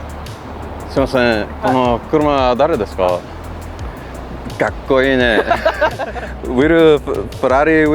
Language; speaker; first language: Japanese; non-native, learner; English